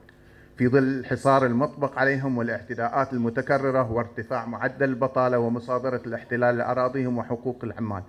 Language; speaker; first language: Arabic; native; Arabic